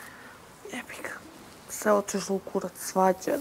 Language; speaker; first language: Serbian; native; Serbian